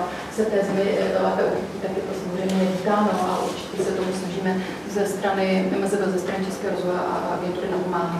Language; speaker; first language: Czech; native; Czech